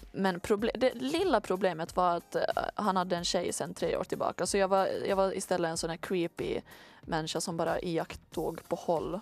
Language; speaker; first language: Swedish; native; Swedish